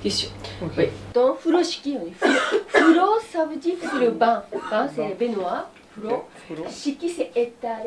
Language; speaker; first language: French; non-native, learner; Japanese